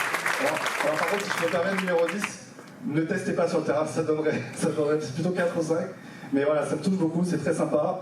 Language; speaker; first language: French; native; French